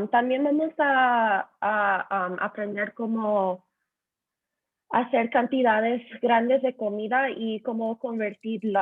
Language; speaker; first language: Spanish; early bilingual, heritage; Spanish